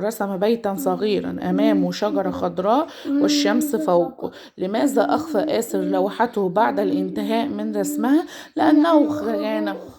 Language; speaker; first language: Arabic; native; Arabic